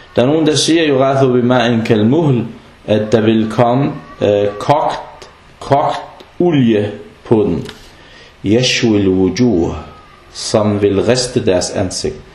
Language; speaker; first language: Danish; non-native, fluent; Arabic